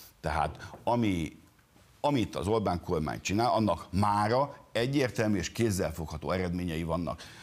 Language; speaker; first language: Hungarian; native; Hungarian